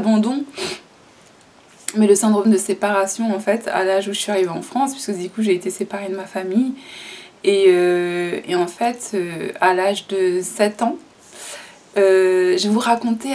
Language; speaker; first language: French; native; French